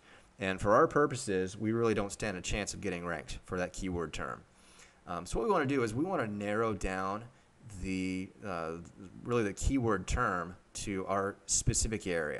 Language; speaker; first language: English; native; English